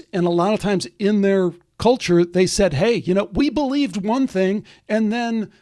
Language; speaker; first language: English; native; English